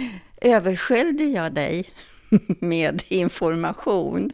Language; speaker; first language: Swedish; early bilingual, other home language; German